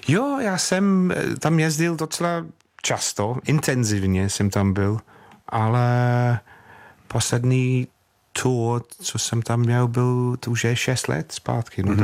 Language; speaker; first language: Czech; non-native, fluent; English